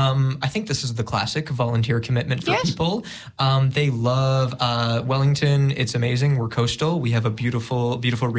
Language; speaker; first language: English; native; English